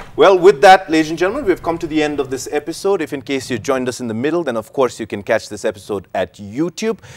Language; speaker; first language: English; non-native, local second language; Nepali